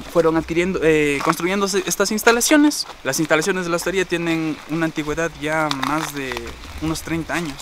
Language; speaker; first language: Spanish; native; Spanish